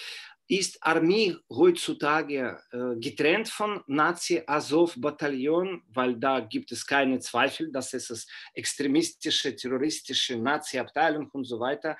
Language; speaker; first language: German; non-native, fluent; Russian